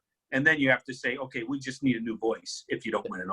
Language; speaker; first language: English; native; English